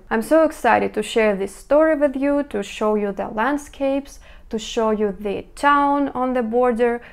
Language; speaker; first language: English; non-native, fluent; Russian